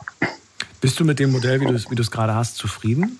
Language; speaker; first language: German; native; German